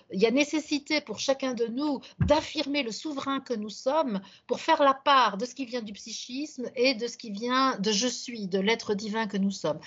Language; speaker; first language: French; native; French